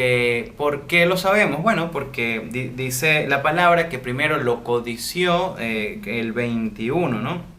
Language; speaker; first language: Spanish; native; Spanish